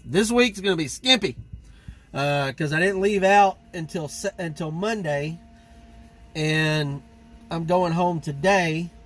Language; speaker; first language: English; native; English